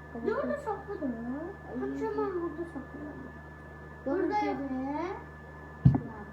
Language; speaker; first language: Turkish; non-native, learner; Azerbaijani